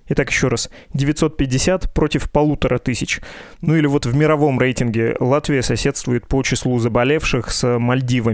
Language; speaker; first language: Russian; native; Russian